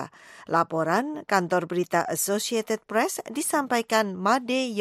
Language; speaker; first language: Indonesian; native; Indonesian